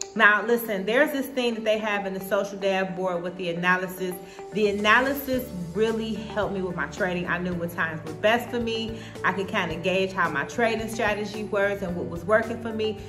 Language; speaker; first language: English; native; English